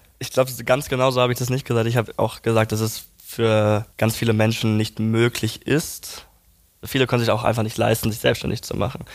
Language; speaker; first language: German; native; German